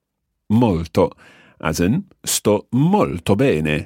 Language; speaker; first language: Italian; non-native, fluent; English